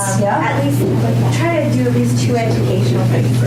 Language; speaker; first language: English; native; English